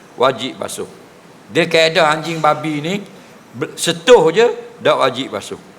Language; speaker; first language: Malay; native; Malay